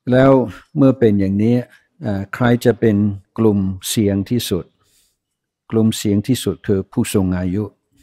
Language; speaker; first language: Thai; non-native, fluent; English